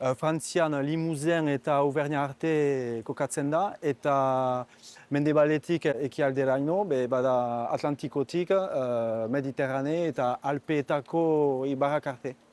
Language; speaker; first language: Basque; non-native, local second language; French